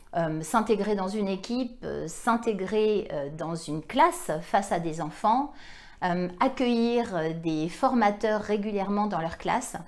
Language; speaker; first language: French; native; French